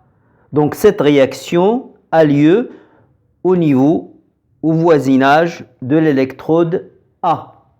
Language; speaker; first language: French; non-native, local second language; Arabic